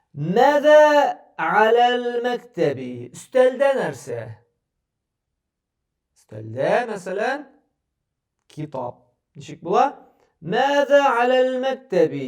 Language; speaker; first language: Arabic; non-native, fluent; Tatar